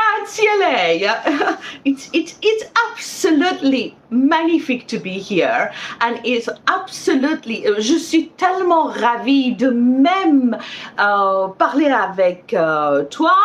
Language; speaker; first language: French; non-native, fluent; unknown